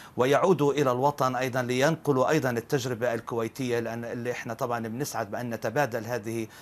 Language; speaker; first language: Arabic; native; Arabic